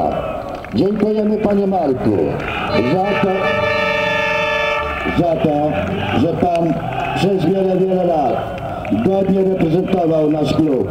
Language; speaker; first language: Polish; native; Polish